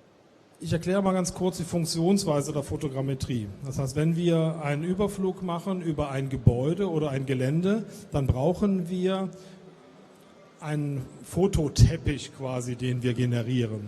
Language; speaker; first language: German; native; German